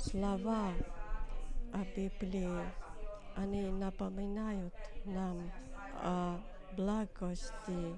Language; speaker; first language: Russian; non-native, learner; Finnish